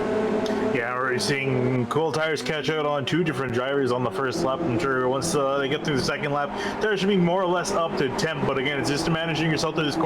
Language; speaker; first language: English; native; English